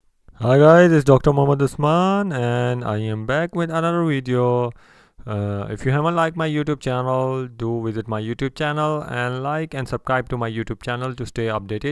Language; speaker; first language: English; non-native, local second language; Urdu